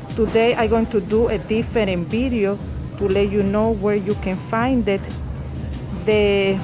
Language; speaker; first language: English; non-native, learner; Spanish